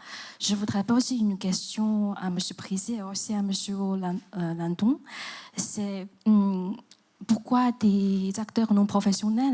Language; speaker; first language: French; non-native, fluent; Chinese